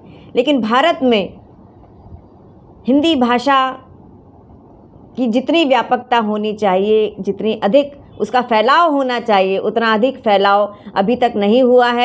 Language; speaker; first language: Hindi; native; Hindi